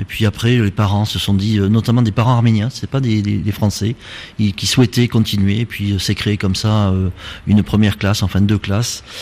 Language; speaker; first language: French; native; French